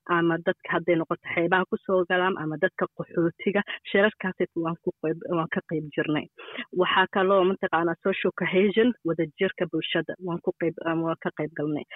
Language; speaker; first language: Somali; early bilingual, heritage; Somali